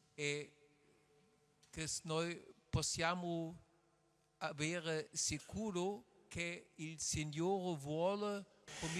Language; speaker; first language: Italian; non-native, learner; German